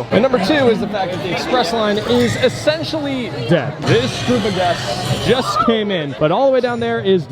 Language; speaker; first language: English; native; English